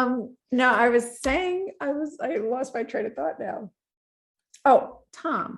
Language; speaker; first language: English; native; English